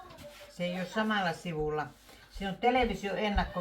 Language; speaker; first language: Finnish; native; Finnish